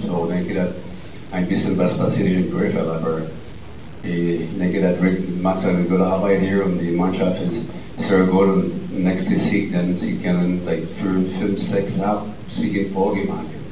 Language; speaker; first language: German; non-native, learner; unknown